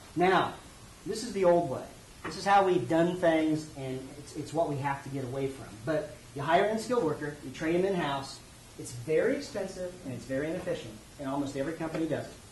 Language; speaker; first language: English; native; English